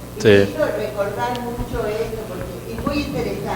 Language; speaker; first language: Spanish; native; Spanish